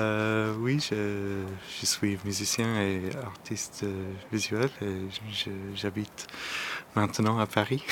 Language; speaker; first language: French; non-native, learner; Arabic